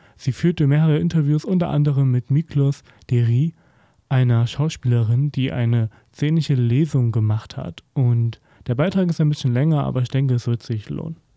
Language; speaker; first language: German; native; German